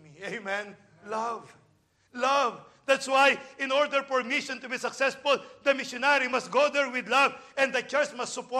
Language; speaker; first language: English; non-native, local second language; Filipino